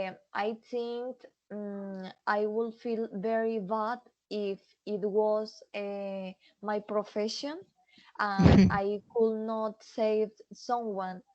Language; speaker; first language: English; non-native, learner; Spanish